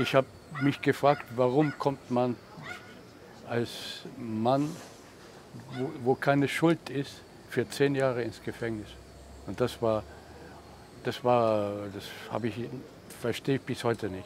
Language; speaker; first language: German; non-native, fluent; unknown